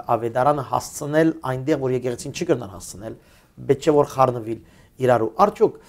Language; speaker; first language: Armenian; early bilingual, heritage; Armenian